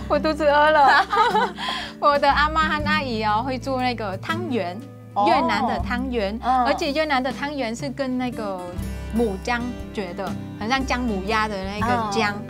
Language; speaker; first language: Chinese; non-native, fluent; Vietnamese